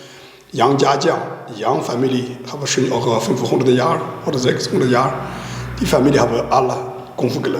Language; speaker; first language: German; non-native, learner; Chinese